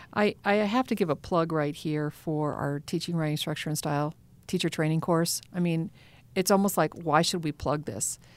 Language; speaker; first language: English; native; English